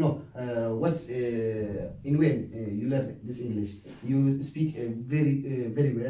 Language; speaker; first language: English; non-native, learner; Oromo